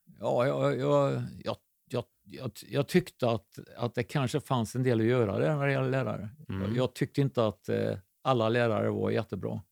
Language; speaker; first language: Swedish; native; Swedish